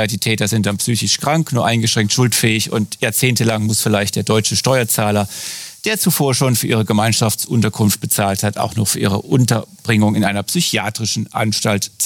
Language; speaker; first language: German; native; German